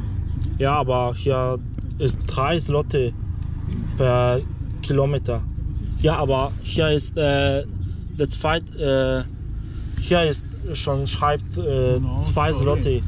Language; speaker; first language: German; non-native, learner; Polish